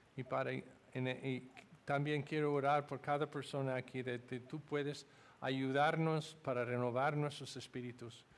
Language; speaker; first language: Spanish; non-native, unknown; English